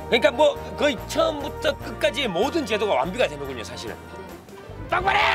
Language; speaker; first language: Korean; native; Korean